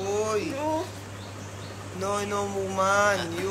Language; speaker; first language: English; non-native, learner; Thai